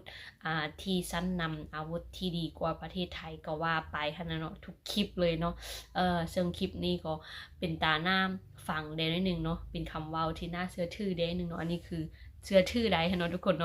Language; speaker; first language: Thai; non-native, local second language; Lao